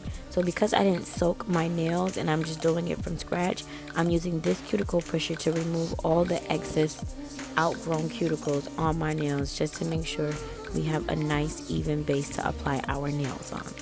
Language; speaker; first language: English; native; English